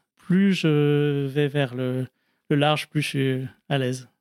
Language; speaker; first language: French; native; French